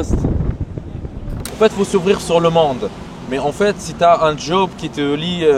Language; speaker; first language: French; native; French